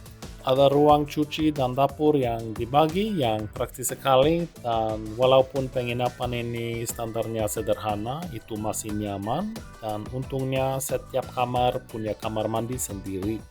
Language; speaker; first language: Indonesian; non-native, fluent; Norwegian